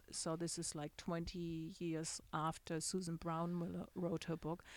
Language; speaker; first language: English; non-native, fluent; German